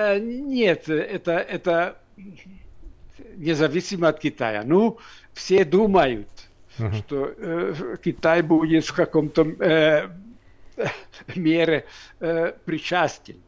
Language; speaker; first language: Russian; non-native, fluent; Hungarian